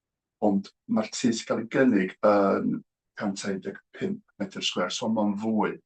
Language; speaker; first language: Welsh; native; Welsh